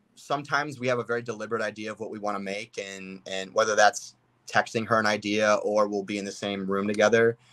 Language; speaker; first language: English; native; English